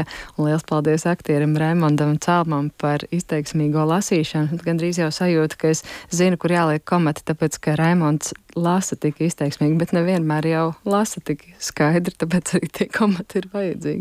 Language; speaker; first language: Latvian; native; Latvian